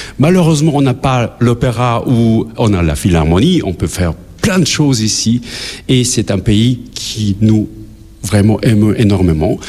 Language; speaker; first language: French; non-native, fluent; Albanian